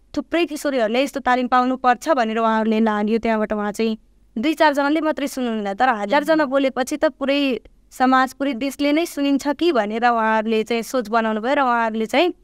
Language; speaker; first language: Nepali; non-native, local second language; Bhojpuri